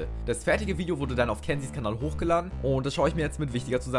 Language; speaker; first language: German; native; German